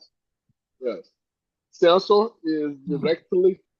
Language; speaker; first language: English; non-native, learner; Portuguese